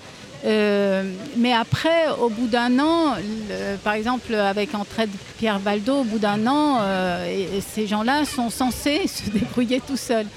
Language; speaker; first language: French; native; French